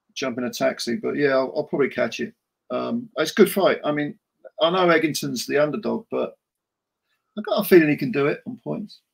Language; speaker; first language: English; native; English